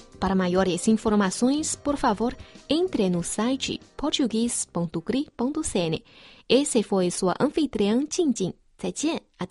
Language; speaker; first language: Portuguese; non-native, fluent; Chinese